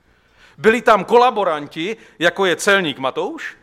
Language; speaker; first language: Czech; native; Czech